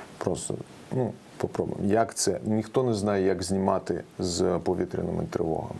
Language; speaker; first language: Ukrainian; non-native, local second language; Russian